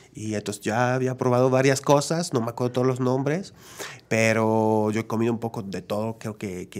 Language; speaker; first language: Spanish; non-native, fluent; French